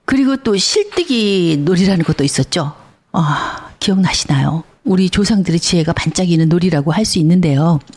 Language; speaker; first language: Korean; native; Korean